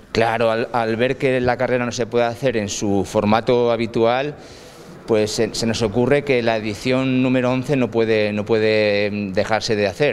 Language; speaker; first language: Spanish; native; Spanish